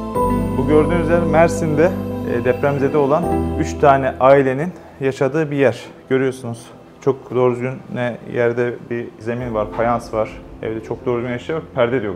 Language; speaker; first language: Turkish; native; Turkish